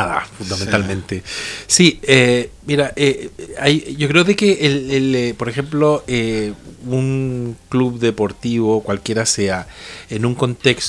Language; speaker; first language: Spanish; native; Spanish